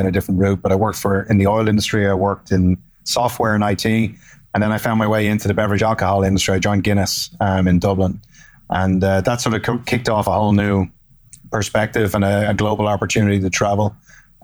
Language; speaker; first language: English; native; English